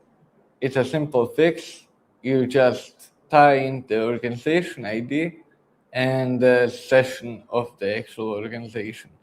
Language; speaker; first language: English; non-native, fluent; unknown